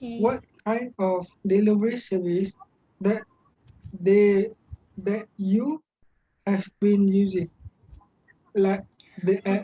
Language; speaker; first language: English; non-native, local second language; Malay